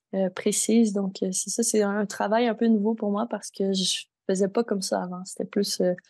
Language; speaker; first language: French; native; French